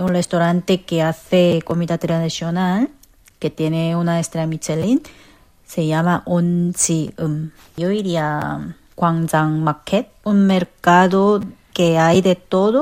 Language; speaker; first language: Spanish; non-native, fluent; Korean